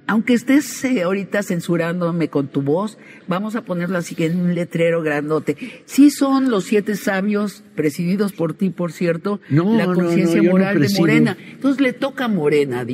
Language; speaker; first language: Spanish; native; Spanish